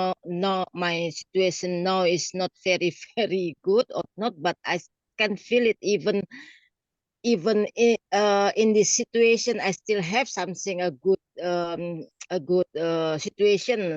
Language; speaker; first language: English; non-native, learner; Indonesian